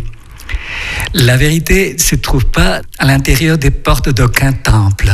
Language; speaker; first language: French; non-native, fluent; Spanish